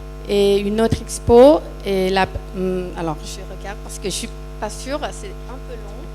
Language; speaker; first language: French; non-native, fluent; Thai